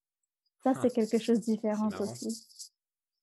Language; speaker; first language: French; non-native, fluent; English